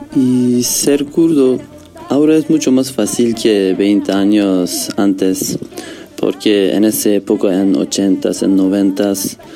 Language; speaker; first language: Spanish; non-native, learner; Turkish